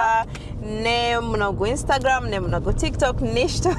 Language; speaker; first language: Macedonian; non-native, learner; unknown